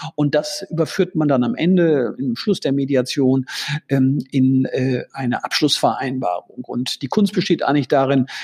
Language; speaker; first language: German; native; German